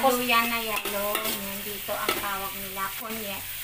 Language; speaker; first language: Filipino; non-native, local second language; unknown